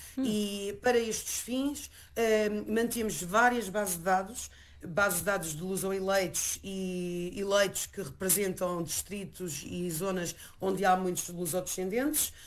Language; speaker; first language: Portuguese; early bilingual, heritage; Portuguese